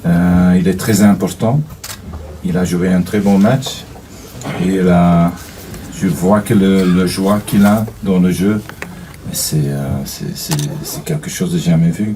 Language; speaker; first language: French; non-native, fluent; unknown